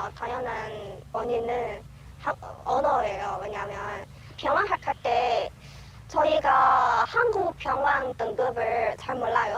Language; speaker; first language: Korean; non-native, learner; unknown